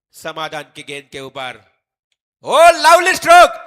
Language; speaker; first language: Hindi; non-native, local second language; Marathi